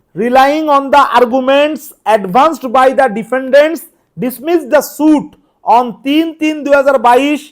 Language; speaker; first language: English; non-native, local second language; Bangla